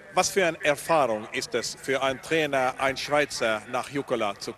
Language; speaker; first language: German; non-native, fluent; Finnish